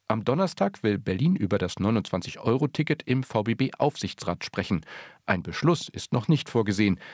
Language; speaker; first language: German; native; German